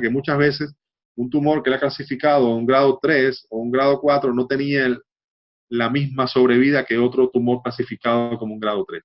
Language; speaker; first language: Spanish; native; Spanish